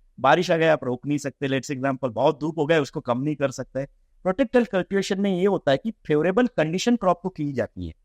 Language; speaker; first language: Hindi; non-native, local second language; Marathi